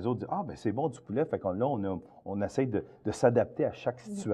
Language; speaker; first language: French; native; French